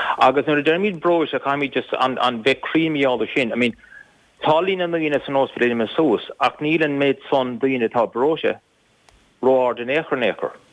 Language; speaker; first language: Irish; native; Irish